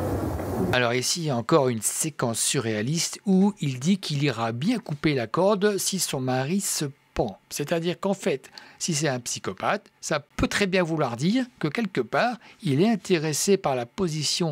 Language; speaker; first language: French; native; French